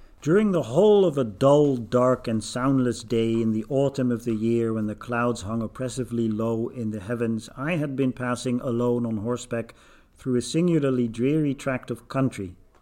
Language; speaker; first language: English; non-native, fluent; Dutch